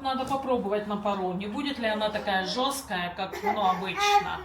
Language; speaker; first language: Russian; native; Russian